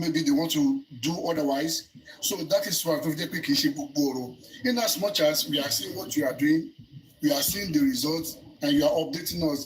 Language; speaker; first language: English; non-native, local second language; Yoruba